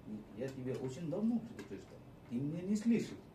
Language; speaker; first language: Russian; non-native, fluent; Marathi